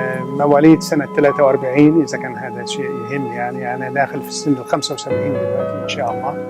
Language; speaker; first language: Arabic; native; Arabic